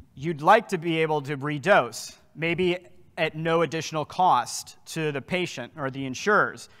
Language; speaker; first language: English; native; English